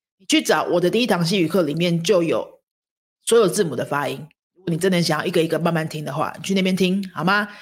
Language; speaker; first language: Chinese; native; Chinese